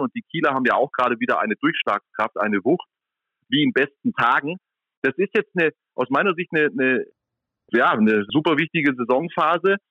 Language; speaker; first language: German; native; German